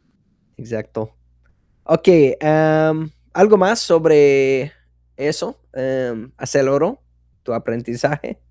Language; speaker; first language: Spanish; non-native, fluent; English